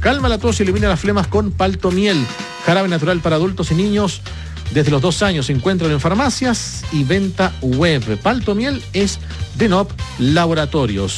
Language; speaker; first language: Spanish; native; Spanish